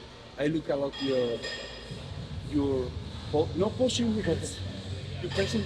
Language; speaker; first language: English; non-native, learner; Spanish